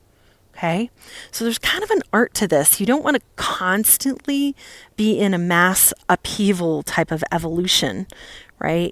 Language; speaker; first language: English; native; English